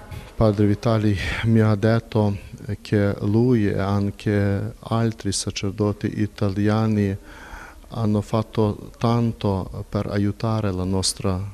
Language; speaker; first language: Italian; non-native, fluent; Ukrainian